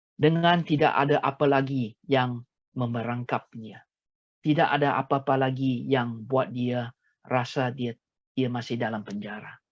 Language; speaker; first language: Malay; non-native, local second language; Chinese